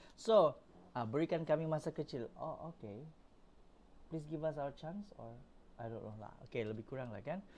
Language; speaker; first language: English; non-native, local second language; Malay